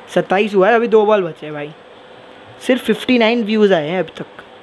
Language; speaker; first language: Hindi; non-native, local second language; Bangla